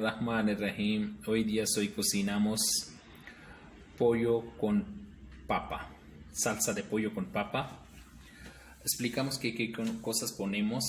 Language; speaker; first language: Spanish; non-native, learner; Urdu